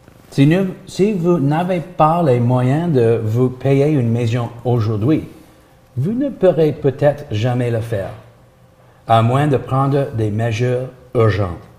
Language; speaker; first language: French; non-native, learner; English